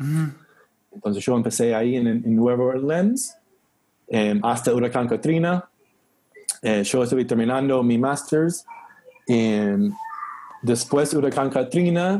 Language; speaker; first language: Spanish; non-native, learner; English